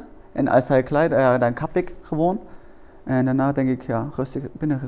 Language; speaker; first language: Dutch; non-native, learner; German